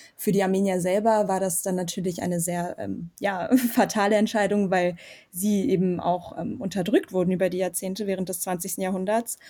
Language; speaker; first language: German; early bilingual, other home language; Armenian